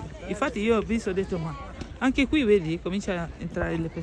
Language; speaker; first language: Italian; non-native, learner; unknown